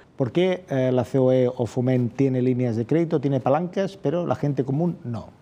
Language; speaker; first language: Spanish; non-native, local second language; Catalan